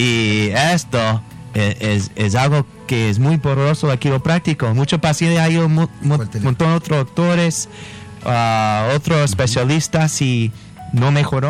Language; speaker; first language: Spanish; non-native, fluent; English